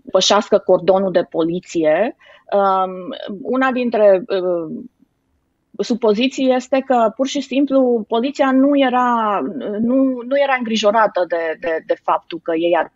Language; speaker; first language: Romanian; native; Romanian